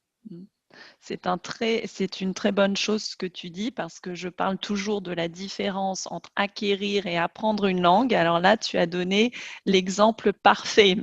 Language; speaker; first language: French; native; French